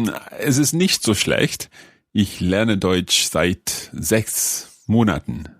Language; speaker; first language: German; non-native, learner; English